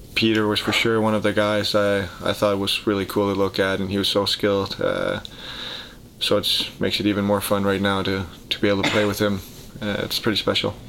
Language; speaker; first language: English; early bilingual, heritage; Danish